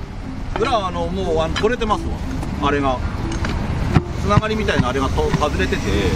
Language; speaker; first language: Japanese; native; Japanese